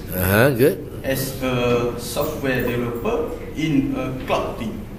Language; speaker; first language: English; non-native, local second language; Malay